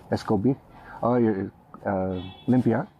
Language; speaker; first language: Spanish; non-native, learner; English